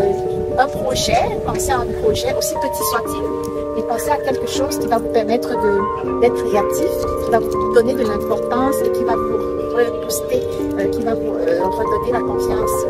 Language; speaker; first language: French; native; French